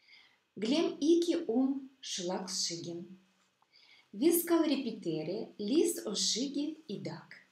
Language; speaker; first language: Norwegian; non-native, fluent; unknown